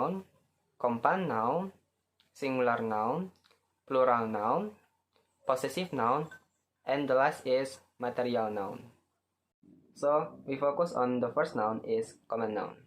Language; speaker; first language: English; non-native, learner; Indonesian